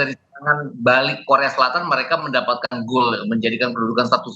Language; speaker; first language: Indonesian; native; Indonesian